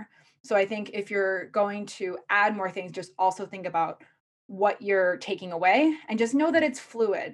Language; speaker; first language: English; native; English